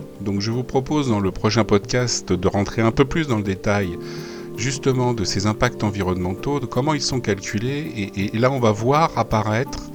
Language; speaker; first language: French; native; French